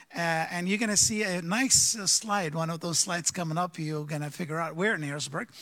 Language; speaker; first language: English; early bilingual, other home language; Arabic